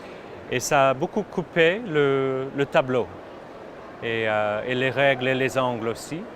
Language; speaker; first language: French; non-native, fluent; English